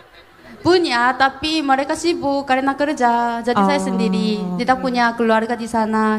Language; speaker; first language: Indonesian; non-native, fluent; Korean